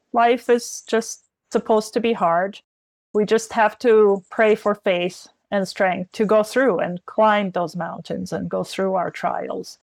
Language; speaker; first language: English; non-native, fluent; Arabic